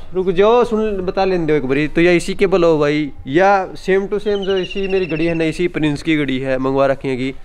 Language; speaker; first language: Hindi; native; Hindi